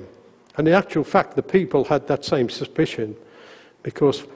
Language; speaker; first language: English; native; English